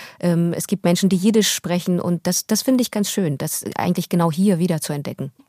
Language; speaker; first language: German; early bilingual, other home language; Russian